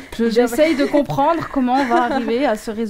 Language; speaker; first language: French; native; French